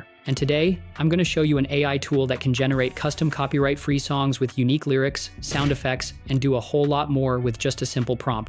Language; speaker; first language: English; native; English